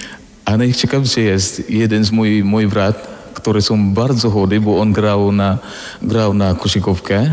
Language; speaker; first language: Polish; non-native, learner; Filipino